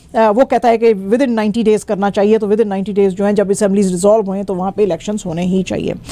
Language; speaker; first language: Urdu; native; Urdu